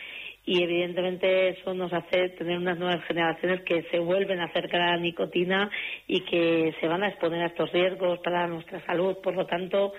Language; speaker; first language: Spanish; native; Spanish